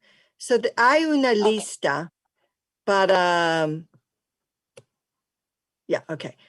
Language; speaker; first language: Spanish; early bilingual, heritage; English